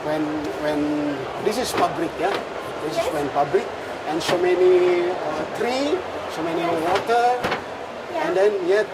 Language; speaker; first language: English; non-native, learner; Indonesian